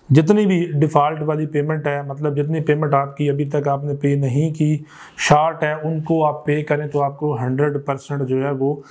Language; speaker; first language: Urdu; non-native, local second language; Punjabi